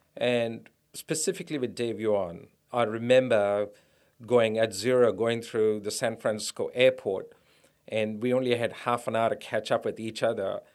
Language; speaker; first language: English; non-native, local second language; Tamil